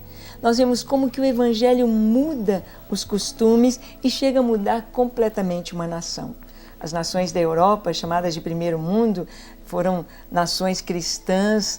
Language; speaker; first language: Portuguese; native; Portuguese